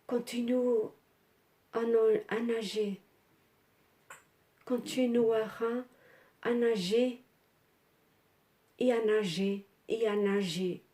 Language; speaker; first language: French; non-native, learner; Portuguese